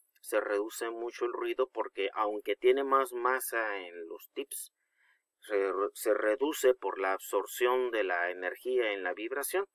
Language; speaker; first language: Spanish; native; Spanish